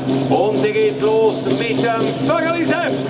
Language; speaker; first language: German; native; German